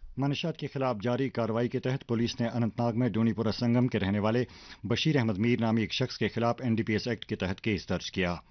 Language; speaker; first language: Urdu; non-native, local second language; Kashmiri